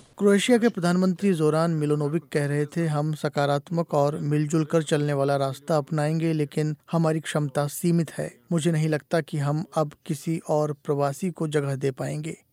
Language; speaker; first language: Hindi; native; Hindi